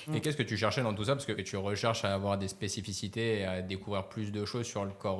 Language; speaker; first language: French; native; French